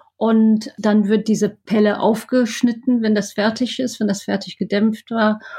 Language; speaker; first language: German; non-native, fluent; English